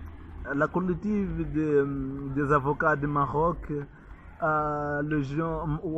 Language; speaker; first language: French; non-native, learner; Portuguese